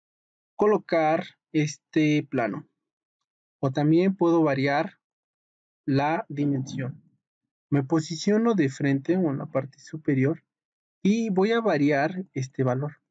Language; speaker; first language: Spanish; native; Spanish